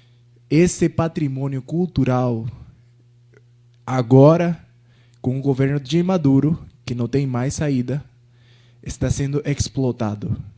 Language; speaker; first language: Portuguese; non-native, fluent; Spanish